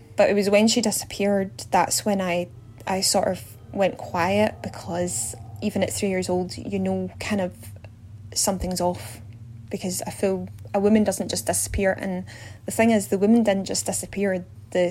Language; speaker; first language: English; native; English